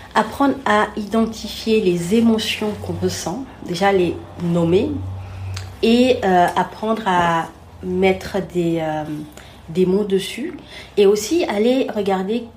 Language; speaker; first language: French; non-native, local second language; Wolof